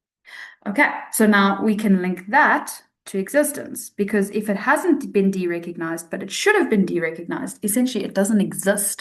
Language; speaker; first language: English; native; English